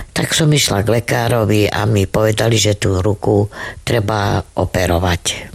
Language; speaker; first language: Slovak; non-native, local second language; Romany